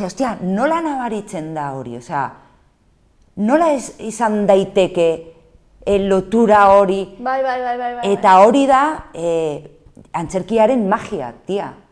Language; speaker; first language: Basque; non-native, local second language; Spanish